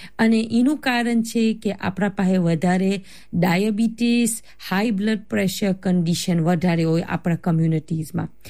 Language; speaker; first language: Gujarati; early bilingual, heritage; Gujarati